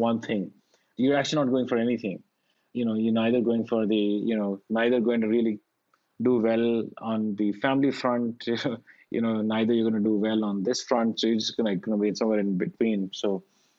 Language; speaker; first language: English; non-native, local second language; Hindi